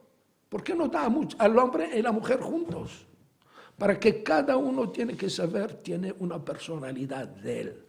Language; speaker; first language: Spanish; non-native, fluent; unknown